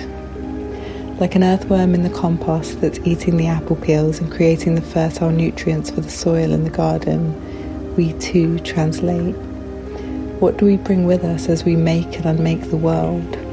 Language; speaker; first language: English; native; English